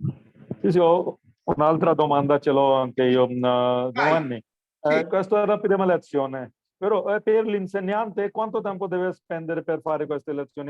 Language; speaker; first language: Italian; non-native, learner; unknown